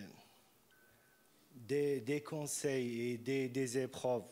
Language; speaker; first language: French; non-native, fluent; Arabic